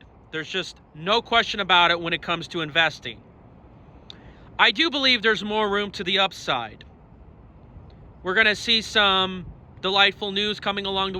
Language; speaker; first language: English; native; English